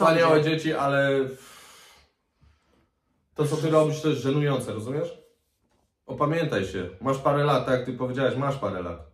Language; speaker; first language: Polish; native; Polish